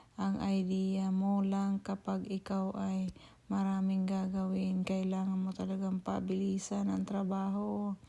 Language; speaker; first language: Filipino; non-native, local second language; Cebuano